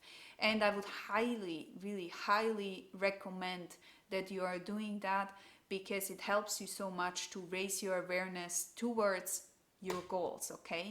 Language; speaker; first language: English; non-native, fluent; German